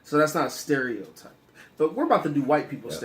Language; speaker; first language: English; native; English